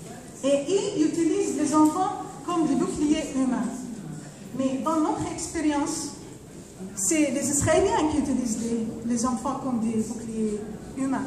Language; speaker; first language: French; non-native, fluent; Arabic